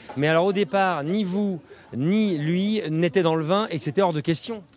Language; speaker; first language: French; native; French